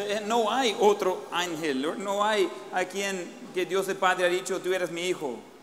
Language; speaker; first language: Spanish; native; Spanish